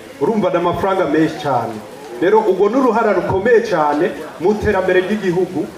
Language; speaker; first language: Rundi; early bilingual, heritage; Rundi